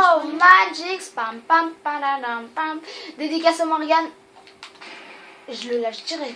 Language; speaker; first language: French; native; French